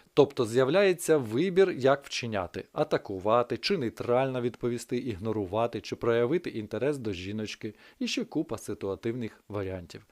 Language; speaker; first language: Ukrainian; native; Ukrainian